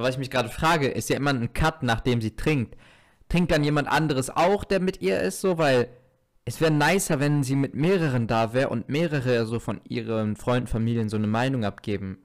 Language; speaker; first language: German; native; German